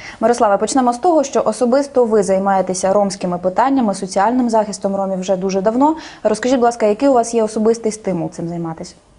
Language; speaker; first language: Ukrainian; native; Ukrainian